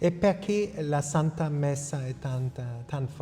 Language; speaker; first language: Italian; non-native, fluent; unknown